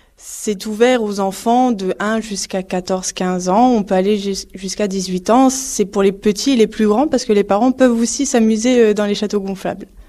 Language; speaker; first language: French; native; French